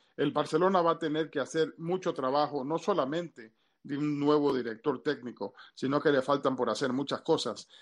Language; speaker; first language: Spanish; early bilingual, heritage; Spanish